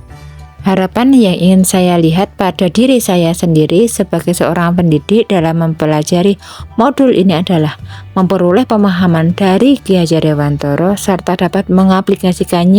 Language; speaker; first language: Indonesian; native; Indonesian